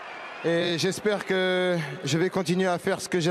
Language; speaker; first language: French; native; French